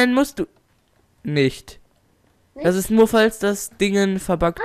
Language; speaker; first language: German; native; German